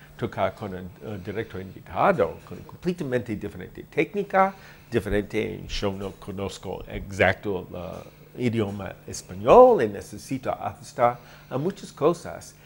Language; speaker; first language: Spanish; non-native, learner; English